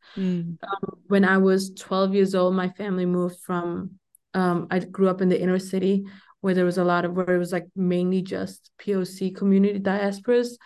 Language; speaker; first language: English; early bilingual, heritage; Danish